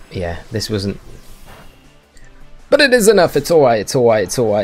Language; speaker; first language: English; native; English